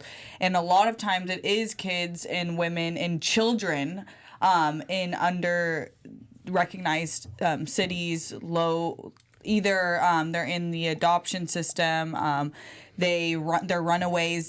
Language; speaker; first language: English; native; English